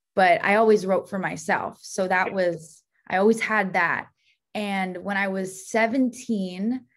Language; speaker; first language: English; native; English